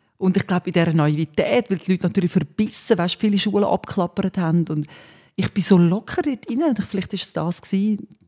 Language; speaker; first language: German; early bilingual, other home language; Swiss German